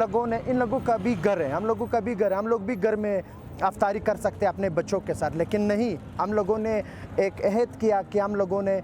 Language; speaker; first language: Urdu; non-native, local second language; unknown